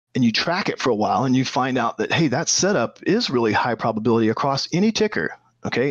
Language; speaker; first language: English; native; English